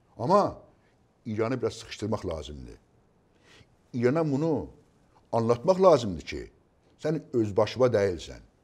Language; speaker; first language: Azerbaijani; native; Azerbaijani